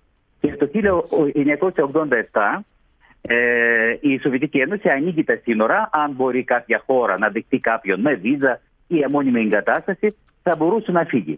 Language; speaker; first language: Greek; early bilingual, heritage; Greek